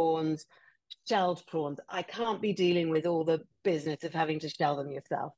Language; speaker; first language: English; native; English